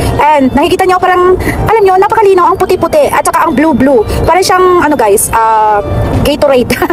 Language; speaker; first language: Filipino; non-native, local second language; Cebuano